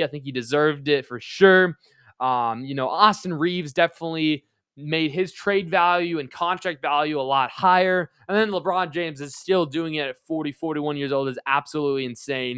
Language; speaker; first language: English; native; English